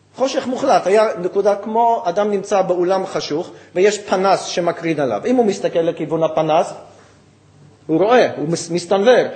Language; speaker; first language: Hebrew; non-native, fluent; English